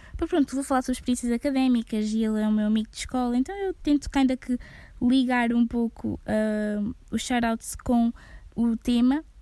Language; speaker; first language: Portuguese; early bilingual, heritage; Portuguese